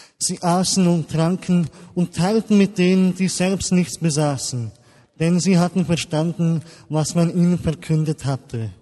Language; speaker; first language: German; native; German